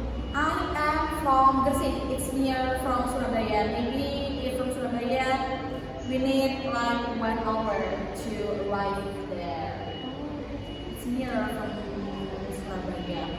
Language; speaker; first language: English; non-native, learner; Indonesian